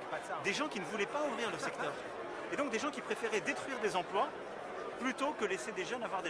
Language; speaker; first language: French; native; French